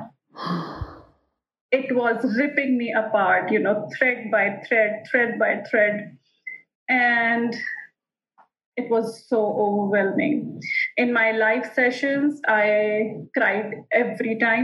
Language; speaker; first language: English; non-native, local second language; Hindi